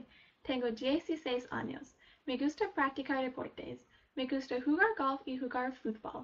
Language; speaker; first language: Spanish; non-native, learner; English